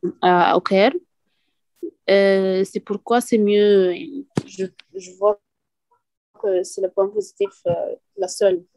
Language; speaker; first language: French; non-native, learner; Arabic